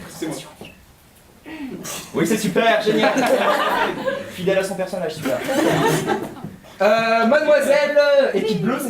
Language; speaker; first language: French; native; French